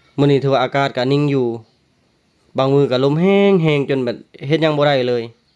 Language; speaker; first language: Lao; native; Lao